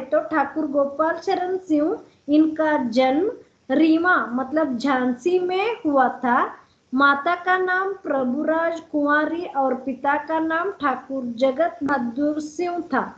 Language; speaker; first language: Hindi; non-native, local second language; Kannada